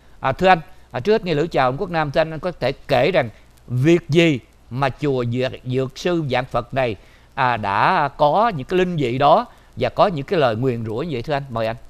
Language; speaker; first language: Vietnamese; native; Vietnamese